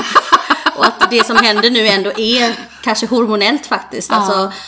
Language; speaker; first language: Swedish; native; Swedish